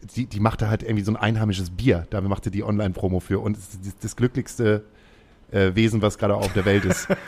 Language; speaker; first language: German; native; German